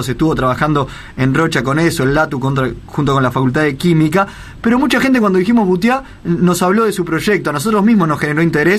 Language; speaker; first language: Spanish; native; Spanish